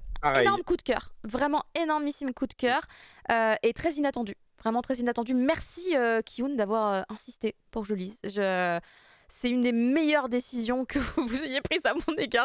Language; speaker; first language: French; native; French